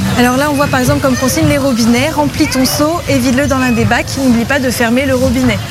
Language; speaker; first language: French; native; French